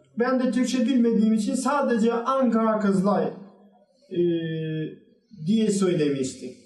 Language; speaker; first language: Turkish; non-native, learner; Albanian